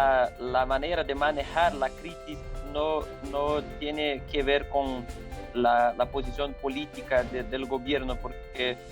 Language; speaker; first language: Spanish; non-native, fluent; Portuguese